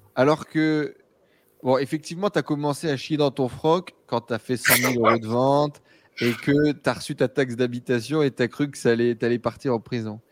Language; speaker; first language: French; native; French